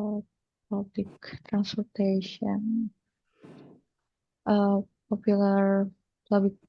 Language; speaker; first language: English; non-native, learner; Indonesian